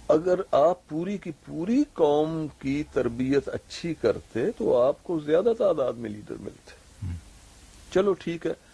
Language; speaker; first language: Urdu; native; Urdu